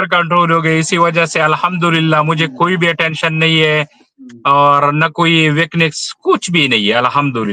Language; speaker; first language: Hindi; non-native, local second language; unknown